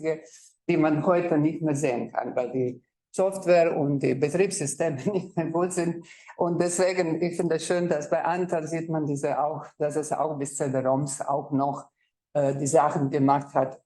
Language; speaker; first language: German; non-native, fluent; Croatian